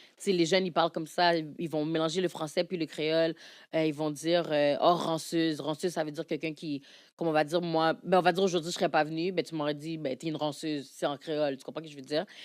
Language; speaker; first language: French; early bilingual, other home language; Haitian Creole